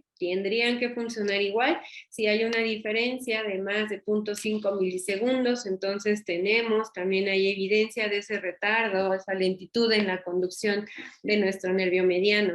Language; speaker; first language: Spanish; native; Spanish